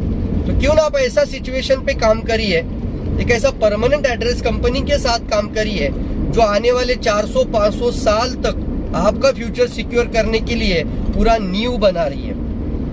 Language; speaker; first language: Hindi; non-native, local second language; Marathi